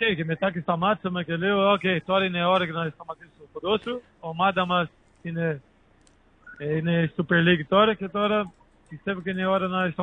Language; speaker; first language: Greek; non-native, learner; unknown